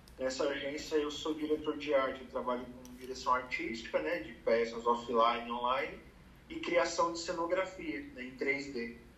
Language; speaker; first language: Portuguese; native; Portuguese